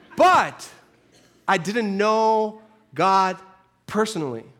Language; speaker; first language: English; non-native, fluent; Spanish